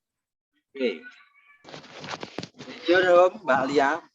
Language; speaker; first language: English; non-native, learner; Indonesian